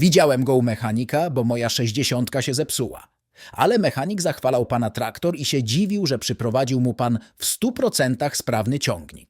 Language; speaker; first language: Polish; native; Polish